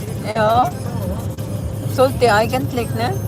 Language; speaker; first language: German; non-native, fluent; Cebuano